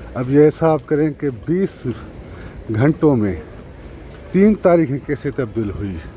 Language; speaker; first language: Urdu; non-native, local second language; Sindhi